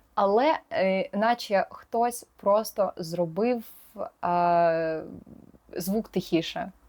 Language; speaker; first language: Ukrainian; non-native, local second language; Russian